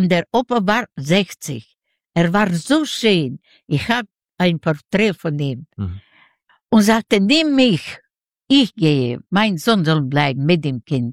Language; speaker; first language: German; non-native, learner; Yiddish